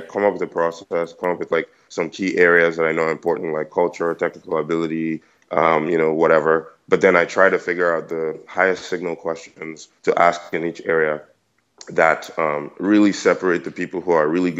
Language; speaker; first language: English; non-native, local second language; Yoruba